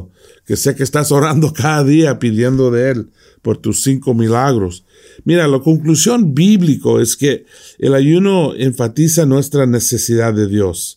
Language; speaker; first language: Spanish; non-native, fluent; English